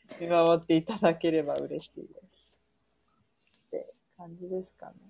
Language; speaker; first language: Japanese; early bilingual, heritage; Japanese